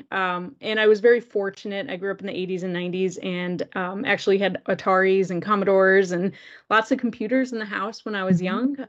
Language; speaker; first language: English; native; English